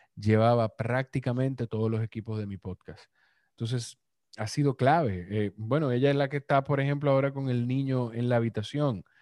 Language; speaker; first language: Spanish; native; Spanish